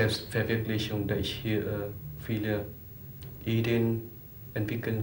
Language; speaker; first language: German; non-native, fluent; Vietnamese